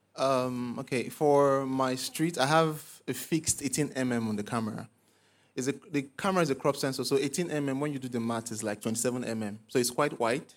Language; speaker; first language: English; non-native, local second language; Igbo